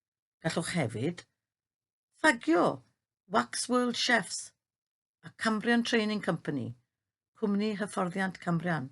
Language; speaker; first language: Welsh; native; Welsh